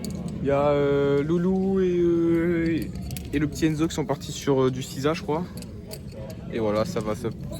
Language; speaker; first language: French; native; French